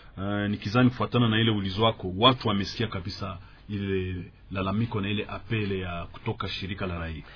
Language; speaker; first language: Swahili; native; Swahili